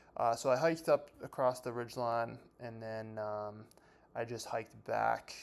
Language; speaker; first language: English; native; English